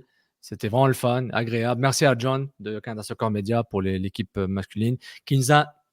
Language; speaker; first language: French; native; French